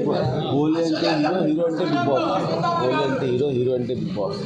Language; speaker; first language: Telugu; native; Telugu